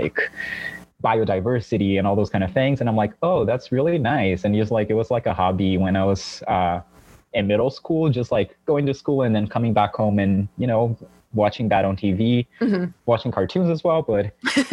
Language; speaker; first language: English; non-native, fluent; Portuguese